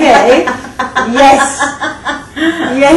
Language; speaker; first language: English; non-native, learner; Italian